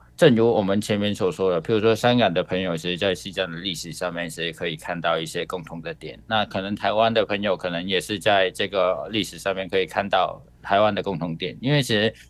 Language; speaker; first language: Chinese; non-native, local second language; Cantonese